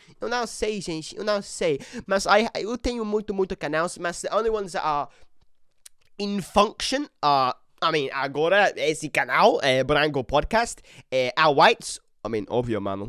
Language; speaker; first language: Portuguese; non-native, learner; English